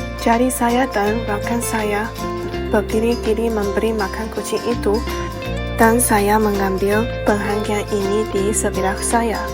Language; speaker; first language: Malay; non-native, learner; Chinese